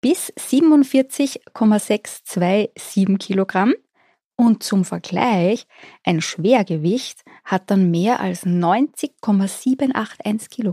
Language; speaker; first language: German; native; German